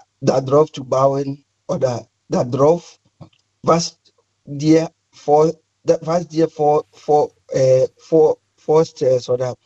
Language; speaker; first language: German; non-native, fluent; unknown